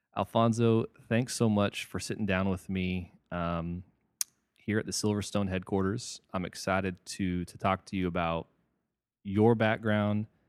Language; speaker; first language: English; native; English